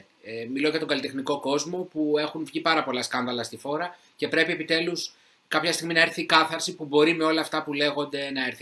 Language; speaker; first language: Greek; native; Greek